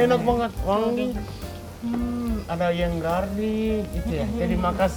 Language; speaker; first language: Indonesian; non-native, learner; Japanese